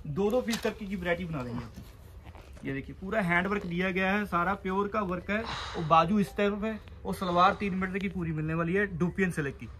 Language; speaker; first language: Hindi; non-native, local second language; Punjabi